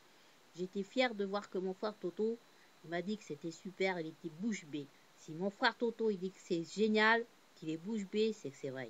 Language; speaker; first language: French; native; French